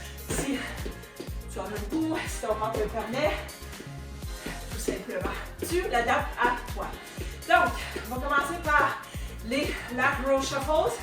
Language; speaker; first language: French; native; French